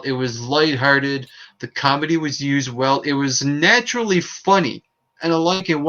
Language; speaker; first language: English; native; English